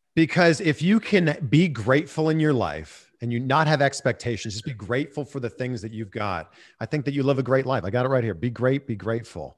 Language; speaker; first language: English; native; English